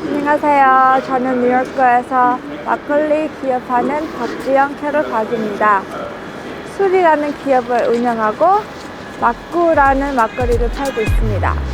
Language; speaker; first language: Korean; early bilingual, heritage; English